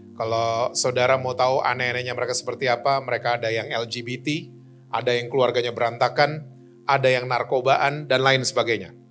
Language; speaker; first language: Indonesian; native; Indonesian